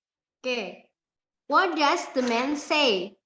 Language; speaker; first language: English; non-native, fluent; Indonesian